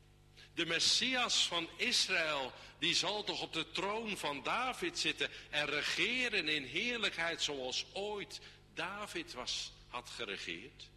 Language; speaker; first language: Dutch; native; Dutch